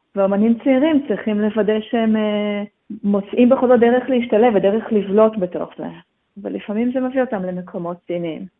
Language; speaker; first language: Hebrew; native; Hebrew